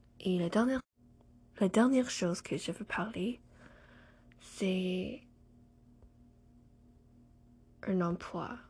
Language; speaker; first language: French; non-native, learner; English